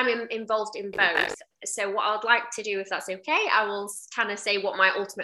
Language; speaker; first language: English; native; English